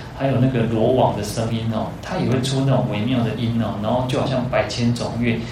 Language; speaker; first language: Chinese; non-native, local second language; Min Nan Chinese